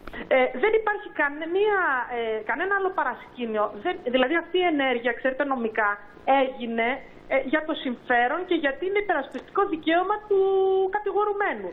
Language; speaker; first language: Greek; native; Greek